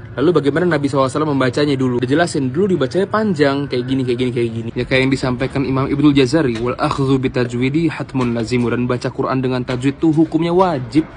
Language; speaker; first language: Indonesian; native; Indonesian